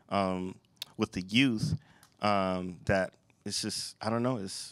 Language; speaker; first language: English; native; English